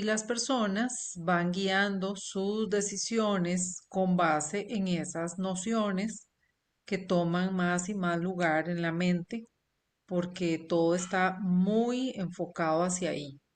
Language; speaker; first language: Spanish; native; Spanish